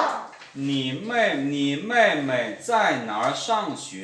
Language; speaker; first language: Chinese; non-native, fluent; Lao